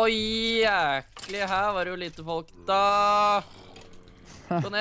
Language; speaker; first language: Norwegian; native; Norwegian